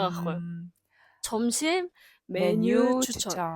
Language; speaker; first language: Korean; non-native, fluent; Mongolian